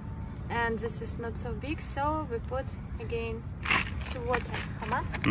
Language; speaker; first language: English; non-native, learner; Ukrainian